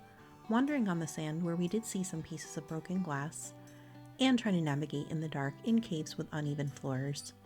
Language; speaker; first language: English; native; English